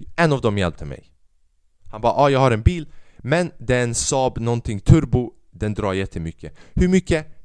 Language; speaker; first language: Swedish; early bilingual, other home language; Albanian